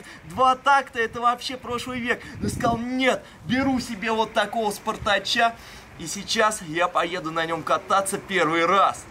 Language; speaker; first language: Russian; native; Russian